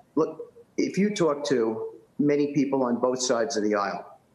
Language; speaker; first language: English; native; English